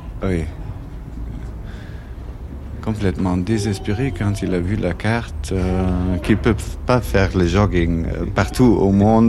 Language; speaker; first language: French; non-native, fluent; German